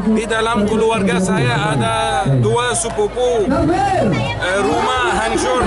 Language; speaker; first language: Indonesian; non-native, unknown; Arabic